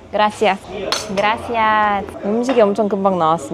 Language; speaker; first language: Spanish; non-native, learner; Korean